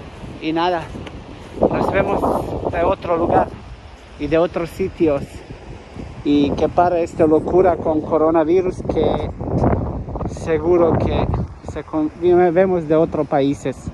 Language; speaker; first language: Spanish; non-native, learner; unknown